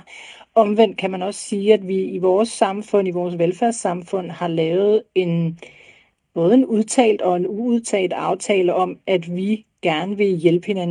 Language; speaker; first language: Danish; native; Danish